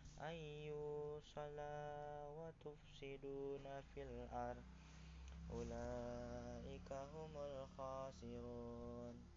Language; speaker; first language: Arabic; non-native, learner; Indonesian